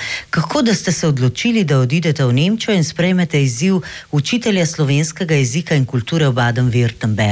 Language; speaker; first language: Slovenian; native; Slovenian